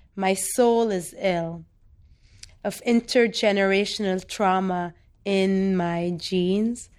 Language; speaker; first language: English; non-native, fluent; Arabic